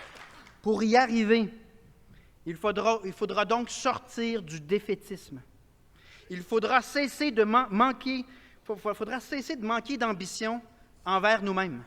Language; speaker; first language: French; native; French